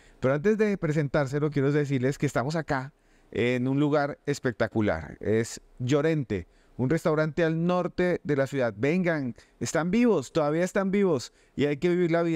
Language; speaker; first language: Spanish; native; Spanish